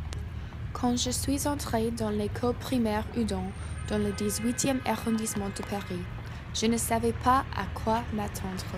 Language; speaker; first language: French; non-native, fluent; English